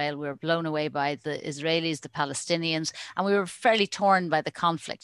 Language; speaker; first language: English; native; English